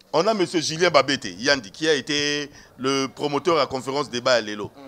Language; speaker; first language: French; non-native, local second language; Lingala